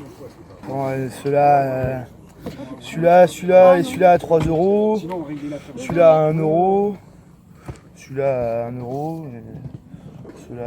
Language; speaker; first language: French; native; French